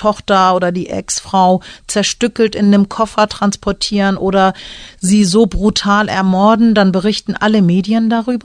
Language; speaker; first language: German; early bilingual, other home language; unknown